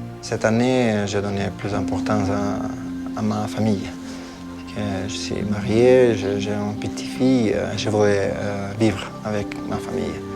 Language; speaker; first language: French; non-native, fluent; Italian